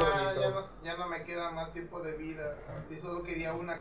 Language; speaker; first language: Spanish; native; Spanish